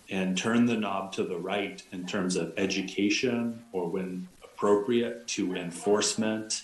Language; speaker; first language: English; native; English